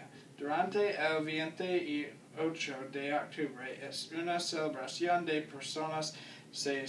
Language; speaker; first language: Spanish; non-native, learner; English